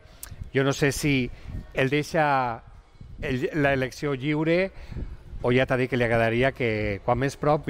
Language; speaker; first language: Catalan; native; Catalan